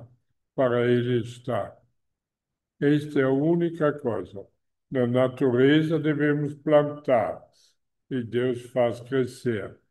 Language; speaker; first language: Portuguese; non-native, fluent; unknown